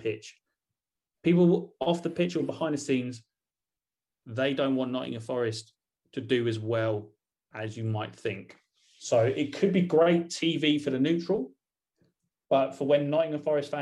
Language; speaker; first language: English; native; English